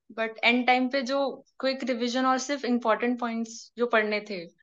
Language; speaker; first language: Hindi; non-native, local second language; Marathi